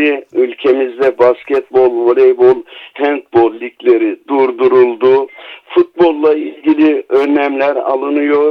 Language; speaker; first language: Turkish; native; Turkish